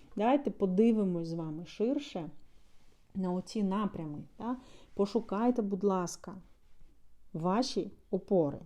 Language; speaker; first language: Ukrainian; non-native, local second language; Russian